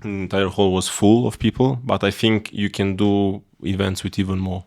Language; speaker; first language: English; non-native, fluent; Romanian